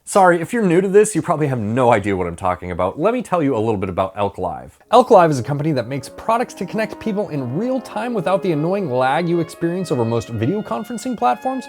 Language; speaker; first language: English; native; English